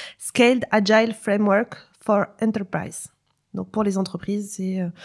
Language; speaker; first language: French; non-native, local second language; Arabic